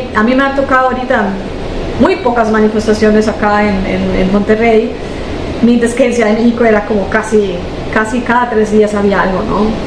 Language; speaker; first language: Spanish; early bilingual, heritage; German